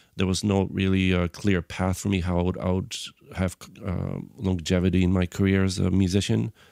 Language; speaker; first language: English; non-native, fluent; Bulgarian